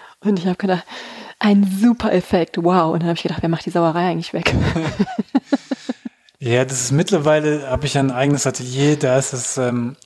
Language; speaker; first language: German; native; German